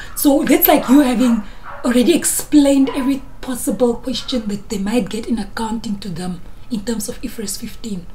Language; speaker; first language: English; non-native, local second language; Afrikaans